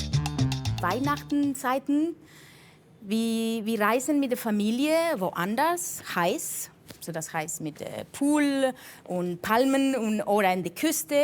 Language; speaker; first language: German; non-native, fluent; Spanish